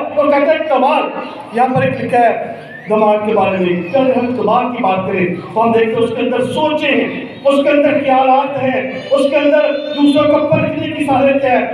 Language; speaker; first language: Urdu; non-native, local second language; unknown